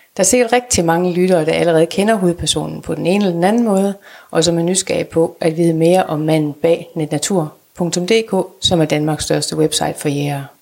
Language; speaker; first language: Danish; native; Danish